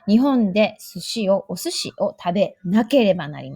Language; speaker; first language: Japanese; non-native, fluent; English